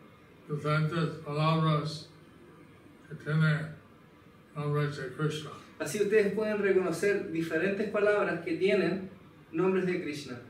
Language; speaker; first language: Spanish; non-native, learner; English